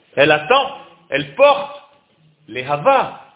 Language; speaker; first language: French; non-native, fluent; Hebrew